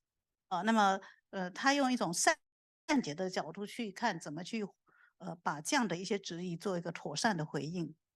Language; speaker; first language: Chinese; native; Chinese